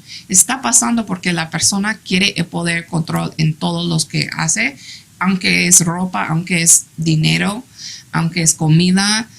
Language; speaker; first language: Spanish; early bilingual, heritage; English